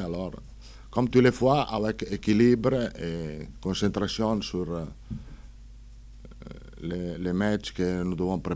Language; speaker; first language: French; non-native, fluent; Italian